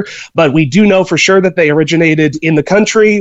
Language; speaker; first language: English; native; English